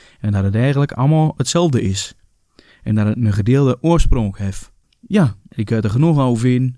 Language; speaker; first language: Dutch; native; Dutch